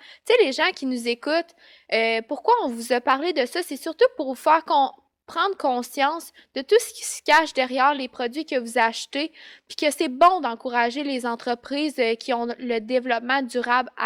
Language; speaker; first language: French; native; French